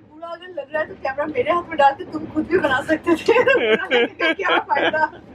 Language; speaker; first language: Hindi; non-native, local second language; Bangla